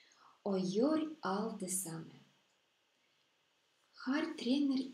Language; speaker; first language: Norwegian; non-native, fluent; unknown